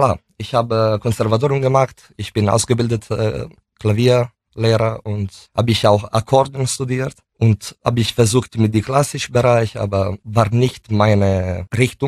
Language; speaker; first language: German; non-native, fluent; Italian